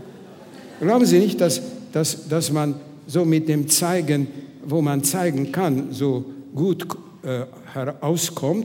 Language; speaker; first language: German; non-native, fluent; Hungarian